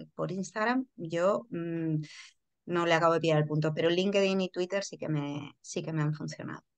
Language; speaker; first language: Spanish; native; Spanish